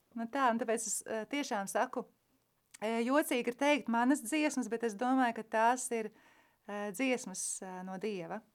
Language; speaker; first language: Latvian; native; Latvian